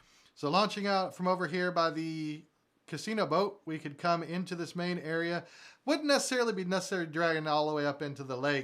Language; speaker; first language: English; native; English